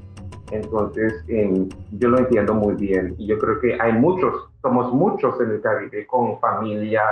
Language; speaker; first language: Spanish; non-native, fluent; English